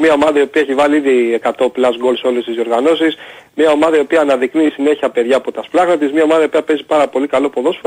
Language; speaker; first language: Greek; native; Greek